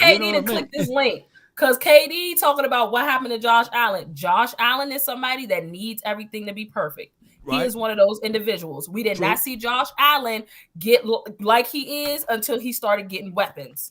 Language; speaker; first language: English; native; English